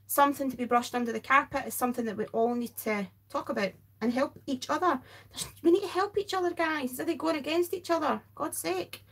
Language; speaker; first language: English; native; English